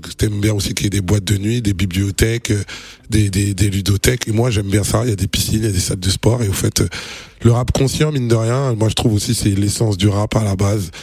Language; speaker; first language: French; non-native, local second language; Lingala